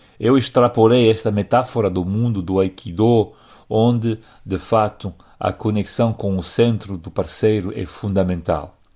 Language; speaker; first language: Portuguese; non-native, fluent; French